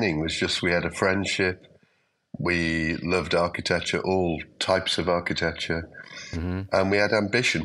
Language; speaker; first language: English; native; English